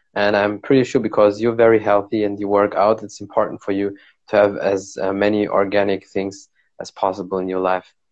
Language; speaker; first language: English; non-native, fluent; Arabic